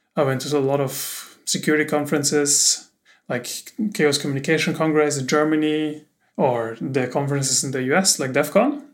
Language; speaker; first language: English; non-native, fluent; German